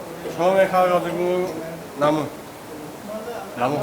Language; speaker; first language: Korean; non-native, learner; Nepali